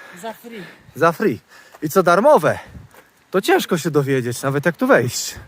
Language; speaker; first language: Polish; native; Polish